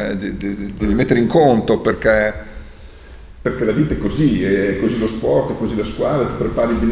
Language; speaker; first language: Italian; native; Italian